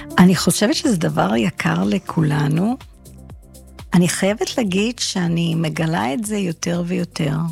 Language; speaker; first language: Hebrew; early bilingual, heritage; English